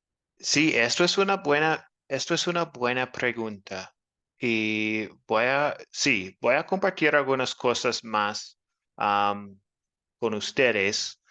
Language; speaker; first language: Spanish; non-native, fluent; English